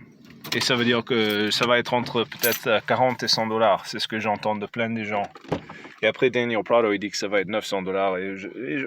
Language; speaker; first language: French; non-native, fluent; English